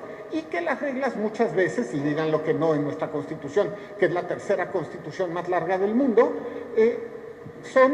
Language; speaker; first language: Spanish; native; Spanish